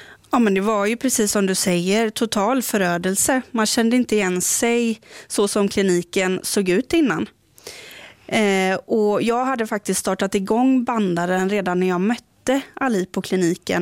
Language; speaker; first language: Swedish; native; Swedish